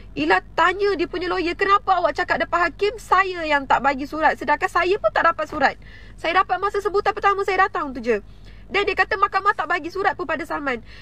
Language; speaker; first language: Malay; native; Malay